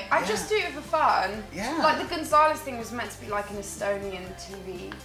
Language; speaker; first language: English; native; English